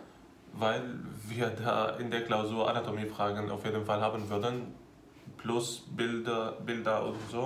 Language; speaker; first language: German; non-native, fluent; Arabic